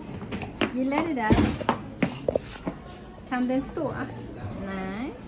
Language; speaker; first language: Swedish; non-native, learner; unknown